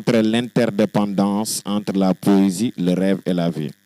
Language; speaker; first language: French; non-native, local second language; Wolof